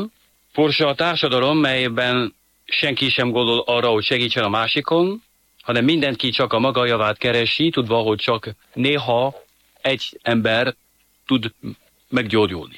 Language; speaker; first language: Hungarian; non-native, fluent; French